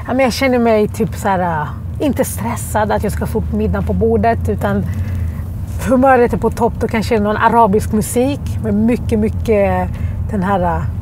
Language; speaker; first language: Swedish; early bilingual, other home language; Arabic